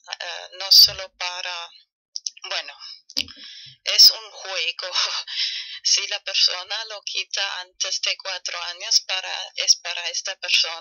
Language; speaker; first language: Spanish; non-native, fluent; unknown